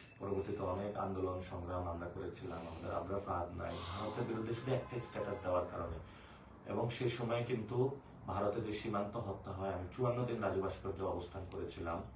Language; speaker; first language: Bangla; native; Bangla